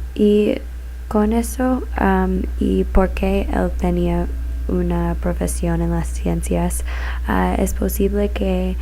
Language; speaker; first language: Spanish; non-native, learner; English